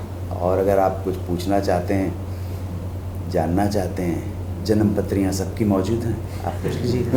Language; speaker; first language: Hindi; native; Hindi